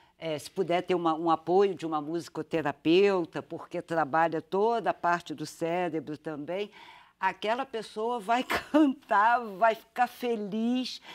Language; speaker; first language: Portuguese; native; Portuguese